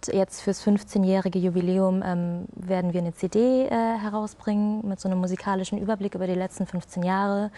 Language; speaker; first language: German; native; German